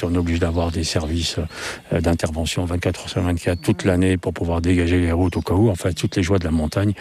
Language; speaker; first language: French; native; French